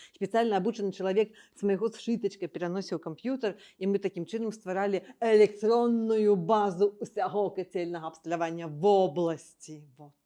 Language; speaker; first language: Belarusian; native; Belarusian